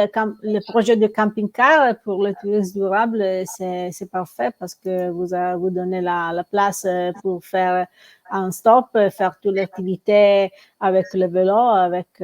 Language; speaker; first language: French; non-native, learner; Italian